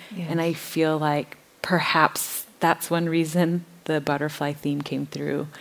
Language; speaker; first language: English; native; English